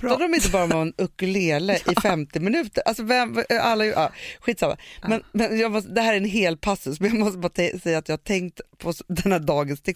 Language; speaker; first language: Swedish; native; Swedish